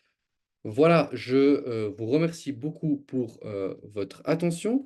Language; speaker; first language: French; native; French